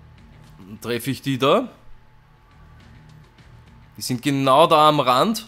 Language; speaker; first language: German; native; German